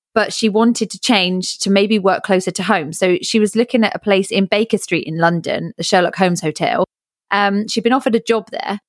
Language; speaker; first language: English; native; English